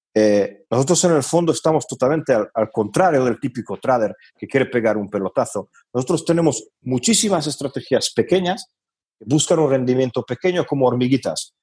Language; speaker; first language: Spanish; non-native, fluent; Hungarian